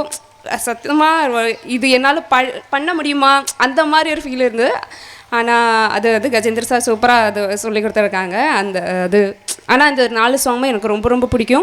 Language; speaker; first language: Tamil; non-native, learner; Malayalam